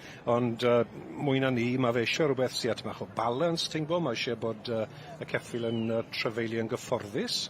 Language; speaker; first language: Welsh; native; Welsh